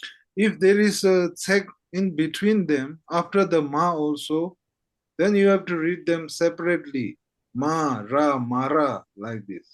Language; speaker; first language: English; non-native, fluent; Tibetan